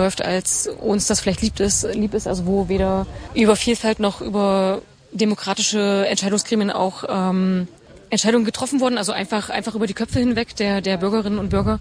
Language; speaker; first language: German; native; German